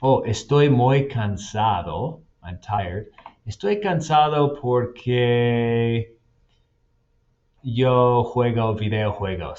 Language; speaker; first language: Spanish; non-native, fluent; English